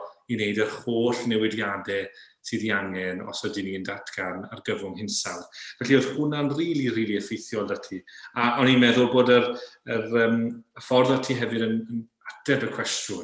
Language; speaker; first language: Welsh; native; Welsh